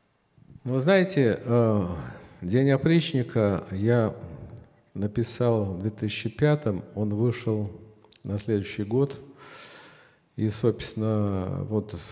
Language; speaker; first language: Russian; native; Russian